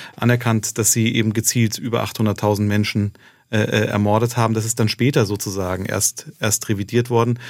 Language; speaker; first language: German; native; German